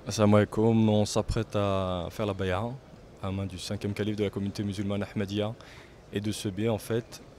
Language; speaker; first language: French; early bilingual, other home language; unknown